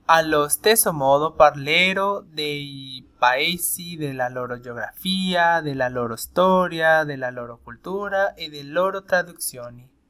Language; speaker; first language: Italian; non-native, learner; Spanish